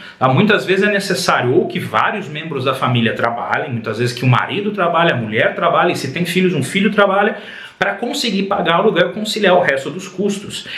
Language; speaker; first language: Portuguese; native; Portuguese